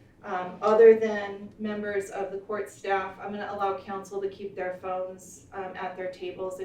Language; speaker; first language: English; native; English